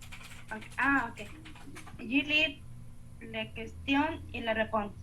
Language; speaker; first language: French; non-native, learner; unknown